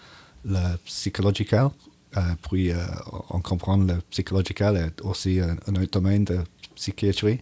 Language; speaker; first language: French; non-native, learner; English